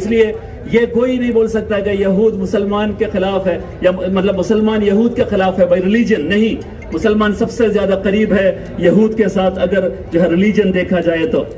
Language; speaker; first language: Urdu; non-native, local second language; Malayalam